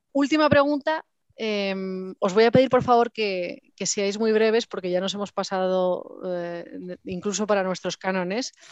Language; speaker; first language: Spanish; native; Spanish